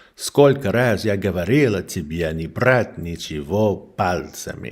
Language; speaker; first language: Russian; non-native, learner; English